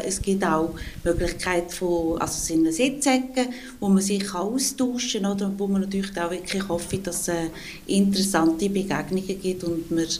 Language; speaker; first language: German; native; German